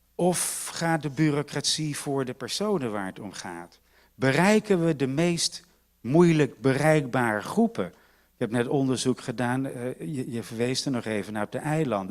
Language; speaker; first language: Dutch; native; Dutch